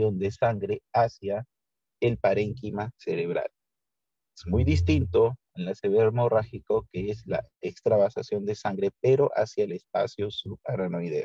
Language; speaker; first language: Spanish; native; Spanish